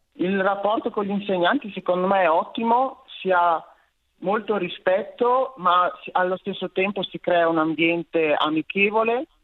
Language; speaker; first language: Italian; native; Italian